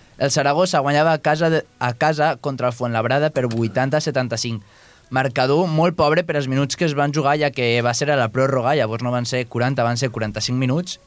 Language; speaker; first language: Catalan; native; Catalan